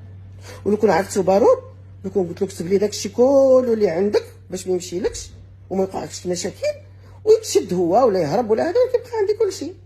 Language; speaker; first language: Arabic; native; Arabic